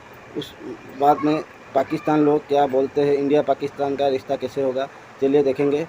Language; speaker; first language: Hindi; non-native, local second language; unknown